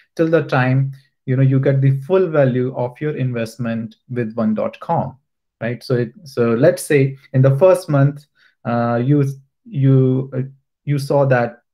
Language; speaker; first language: English; non-native, local second language; Hindi